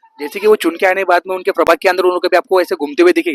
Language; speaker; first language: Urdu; non-native, local second language; Marathi